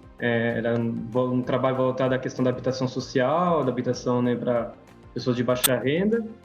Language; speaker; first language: Portuguese; non-native, fluent; French